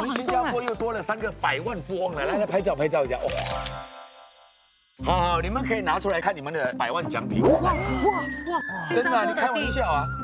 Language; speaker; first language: Chinese; native; Chinese